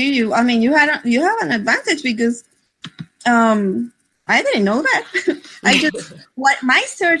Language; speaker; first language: English; non-native, fluent; Spanish